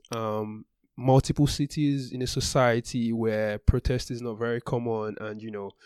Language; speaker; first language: English; non-native, local second language; Yoruba